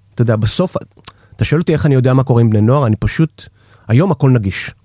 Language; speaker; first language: Hebrew; native; Hebrew